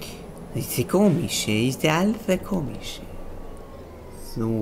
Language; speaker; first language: German; native; German